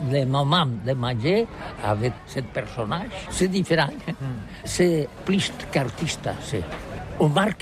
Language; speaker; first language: French; non-native, learner; Catalan